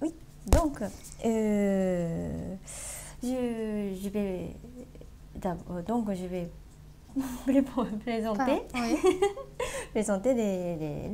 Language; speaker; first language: French; non-native, learner; Japanese